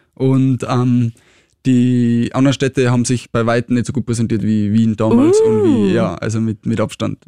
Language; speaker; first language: German; native; German